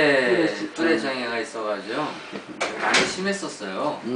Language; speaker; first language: Korean; native; Korean